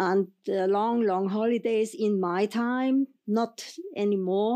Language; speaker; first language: English; non-native, fluent; German